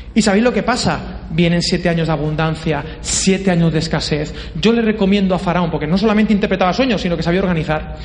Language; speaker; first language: Spanish; native; Spanish